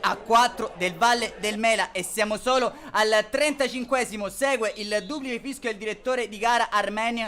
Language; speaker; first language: Italian; native; Italian